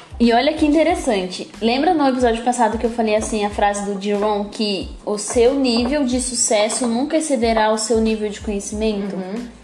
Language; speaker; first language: Portuguese; native; Portuguese